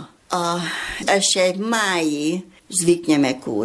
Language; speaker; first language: Slovak; early bilingual, heritage; Slovak